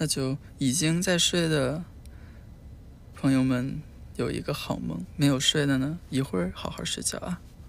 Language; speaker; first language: Chinese; native; Chinese